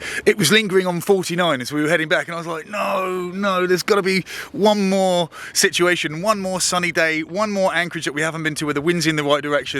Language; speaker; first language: English; native; English